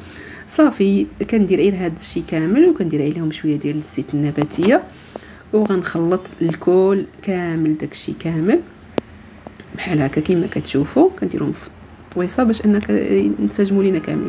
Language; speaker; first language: Arabic; native; Arabic